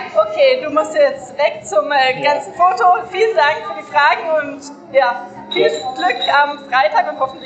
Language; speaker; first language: German; native; German